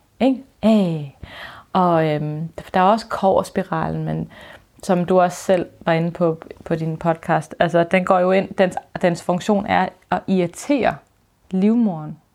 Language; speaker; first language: Danish; early bilingual, other home language; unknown